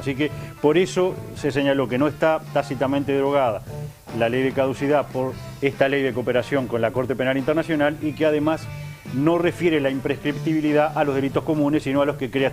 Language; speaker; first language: Spanish; native; Spanish